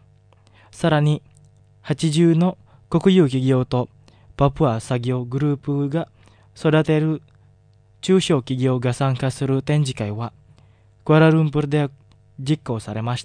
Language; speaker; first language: Japanese; non-native, fluent; Indonesian